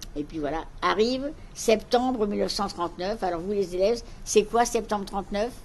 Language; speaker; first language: French; native; French